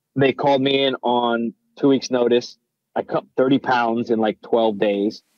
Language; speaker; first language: English; native; English